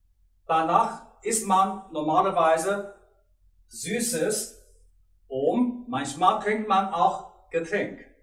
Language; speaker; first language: German; non-native, learner; Chinese